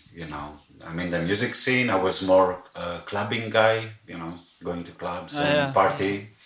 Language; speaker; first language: English; non-native, fluent; Greek